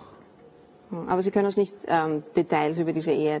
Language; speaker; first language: German; native; German